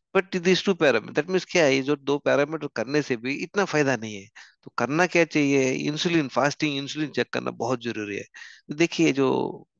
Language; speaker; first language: Hindi; non-native, local second language; Telugu